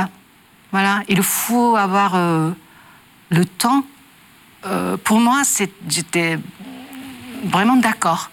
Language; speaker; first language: French; non-native, learner; Japanese